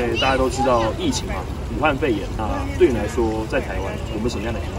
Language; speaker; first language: Chinese; native; Chinese